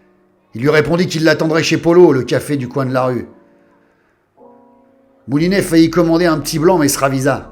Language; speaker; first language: French; native; French